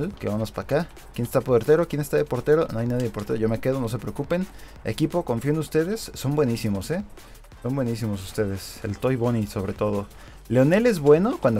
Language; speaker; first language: Spanish; native; Spanish